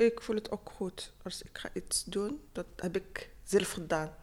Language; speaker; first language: Dutch; non-native, learner; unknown